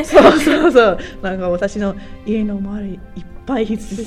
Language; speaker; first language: Japanese; non-native, learner; English